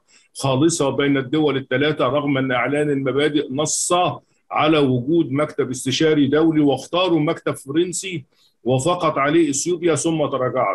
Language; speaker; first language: Arabic; native; Arabic